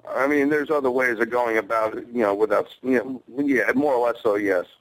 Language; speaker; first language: English; native; English